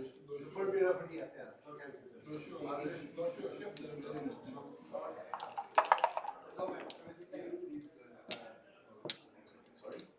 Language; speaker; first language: Swedish; native; Swedish